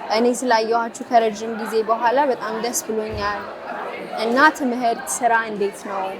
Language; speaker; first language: Amharic; early bilingual, heritage; Amharic